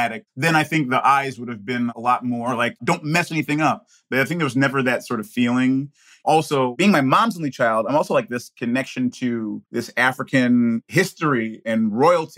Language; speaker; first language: English; native; English